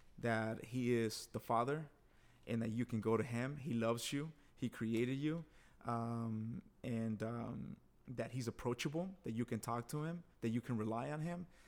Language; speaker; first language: English; early bilingual, other home language; Spanish